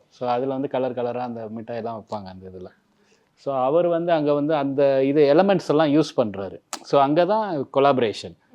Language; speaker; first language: Tamil; native; Tamil